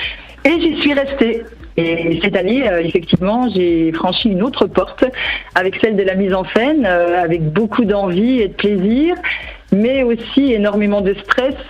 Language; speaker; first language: French; native; French